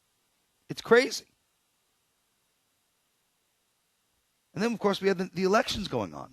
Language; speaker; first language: English; native; English